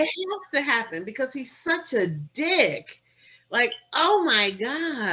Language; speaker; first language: English; native; English